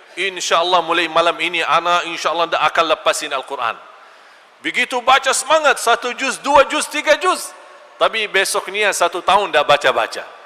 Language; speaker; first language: Malay; non-native, fluent; Arabic